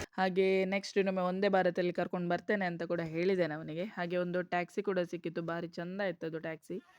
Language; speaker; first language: Kannada; native; Kannada